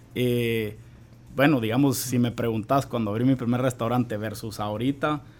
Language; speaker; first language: Spanish; native; Spanish